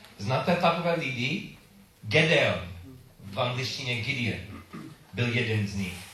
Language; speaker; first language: Czech; non-native, learner; English